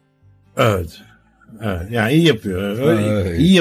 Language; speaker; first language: Turkish; native; Turkish